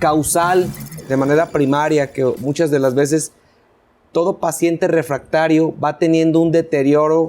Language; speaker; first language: Spanish; native; Spanish